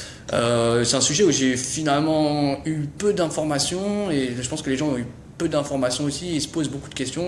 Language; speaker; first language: French; native; French